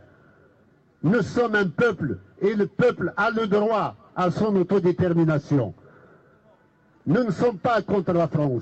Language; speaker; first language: French; non-native, local second language; Kabyle